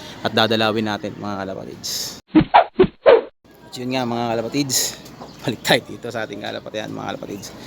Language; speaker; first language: Filipino; native; Filipino